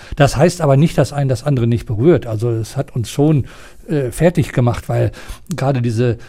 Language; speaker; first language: German; native; German